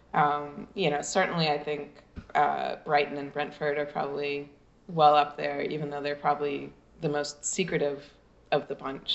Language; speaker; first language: English; native; English